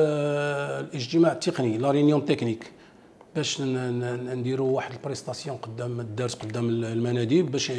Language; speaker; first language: Arabic; native; Arabic